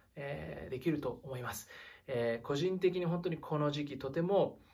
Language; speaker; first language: Japanese; native; Japanese